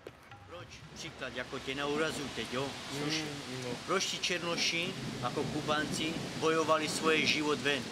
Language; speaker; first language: Czech; non-native, local second language; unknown